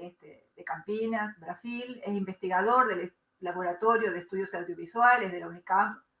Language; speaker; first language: Spanish; native; Spanish